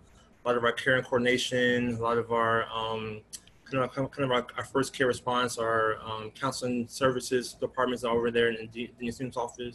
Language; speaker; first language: English; native; English